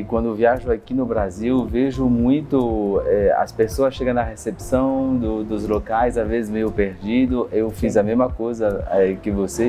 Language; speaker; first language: Portuguese; non-native, fluent; French